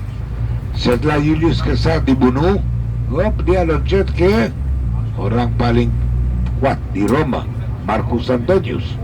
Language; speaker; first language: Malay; non-native, fluent; Hebrew